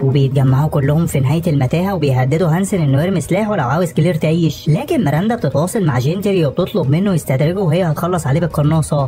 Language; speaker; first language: Arabic; native; Arabic